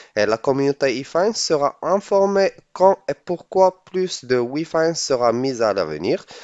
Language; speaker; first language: French; non-native, local second language; Arabic